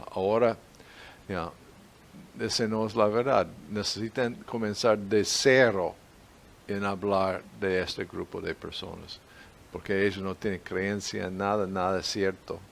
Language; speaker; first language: Spanish; non-native, fluent; English